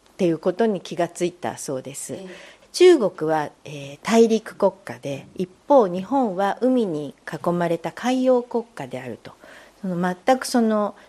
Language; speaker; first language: Japanese; native; Japanese